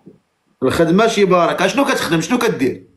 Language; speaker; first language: Arabic; native; Arabic